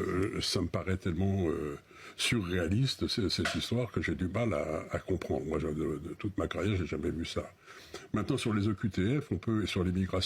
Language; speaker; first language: French; native; French